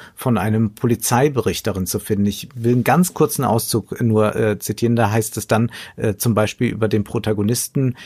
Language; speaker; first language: German; native; German